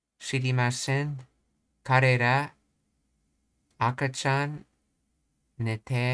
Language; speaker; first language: Japanese; non-native, learner; English